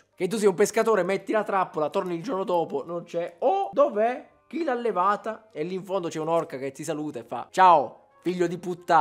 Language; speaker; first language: Italian; native; Italian